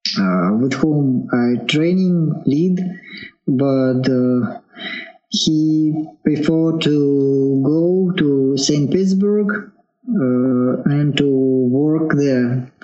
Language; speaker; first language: English; non-native, learner; Russian